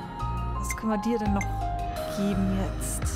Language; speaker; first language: German; native; German